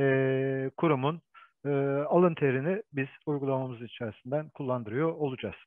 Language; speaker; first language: Turkish; native; Turkish